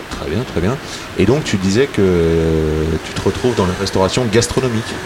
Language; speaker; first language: French; native; French